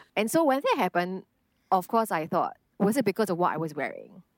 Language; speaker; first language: English; non-native, local second language; Chinese